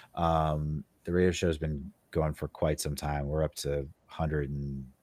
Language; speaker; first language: English; native; English